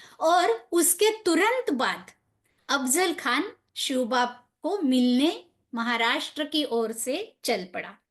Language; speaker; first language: Hindi; non-native, local second language; Marathi